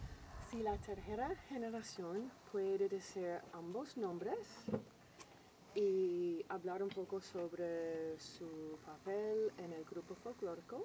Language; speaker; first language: Spanish; non-native, learner; English